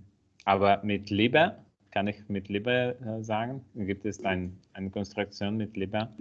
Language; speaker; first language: German; non-native, learner; Italian